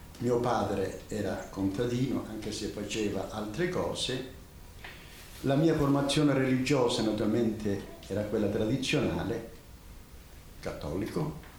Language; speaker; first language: Italian; native; Italian